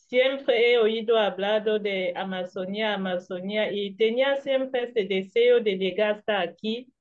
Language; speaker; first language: Spanish; non-native, learner; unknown